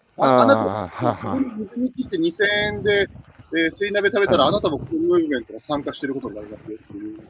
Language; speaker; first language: Japanese; native; Japanese